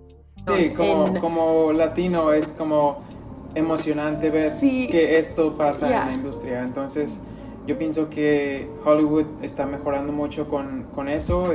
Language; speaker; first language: Spanish; early bilingual, other home language; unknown